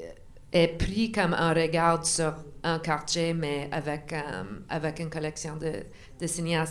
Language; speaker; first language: French; non-native, local second language; English